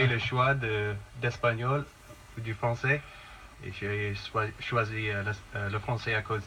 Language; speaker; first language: French; non-native, fluent; English